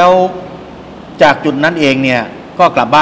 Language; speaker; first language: Thai; native; Thai